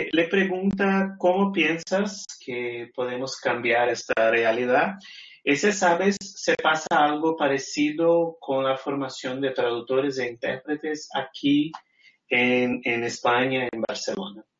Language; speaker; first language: Spanish; non-native, fluent; Portuguese